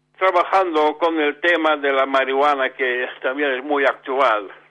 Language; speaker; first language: Spanish; non-native, fluent; Dutch